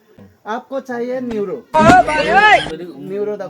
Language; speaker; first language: Hindi; non-native, local second language; Mizo